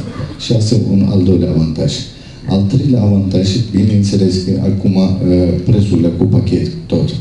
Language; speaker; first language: Romanian; non-native, learner; Turkish